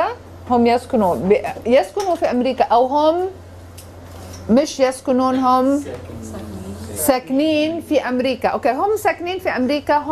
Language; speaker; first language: Arabic; non-native, fluent; English